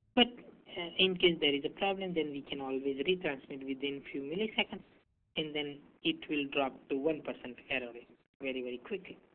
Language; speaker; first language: English; non-native, local second language; Hindi